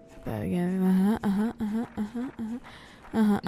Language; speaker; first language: English; native; English